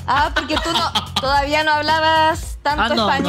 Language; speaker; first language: Spanish; native; Spanish